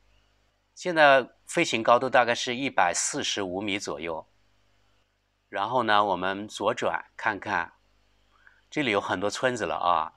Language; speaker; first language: Chinese; native; Chinese